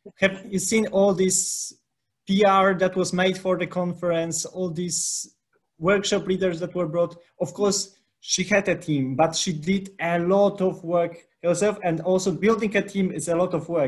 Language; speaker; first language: English; non-native, fluent; Polish